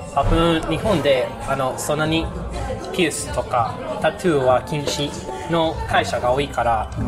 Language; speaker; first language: Japanese; non-native, learner; English